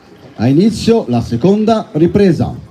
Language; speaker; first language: Italian; native; Italian